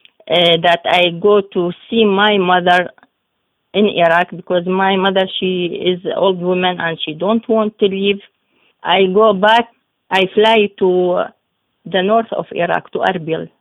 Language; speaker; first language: English; non-native, learner; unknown